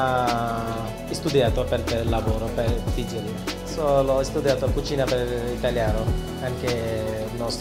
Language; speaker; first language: Italian; non-native, learner; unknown